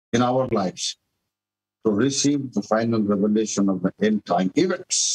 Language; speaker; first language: English; non-native, local second language; Telugu